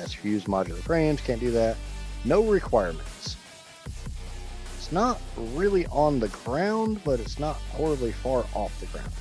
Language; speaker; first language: English; native; English